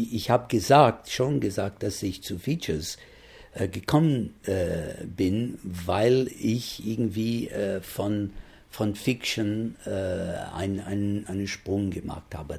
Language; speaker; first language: German; non-native, fluent; English